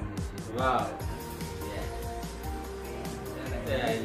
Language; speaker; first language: English; non-native, learner; Urdu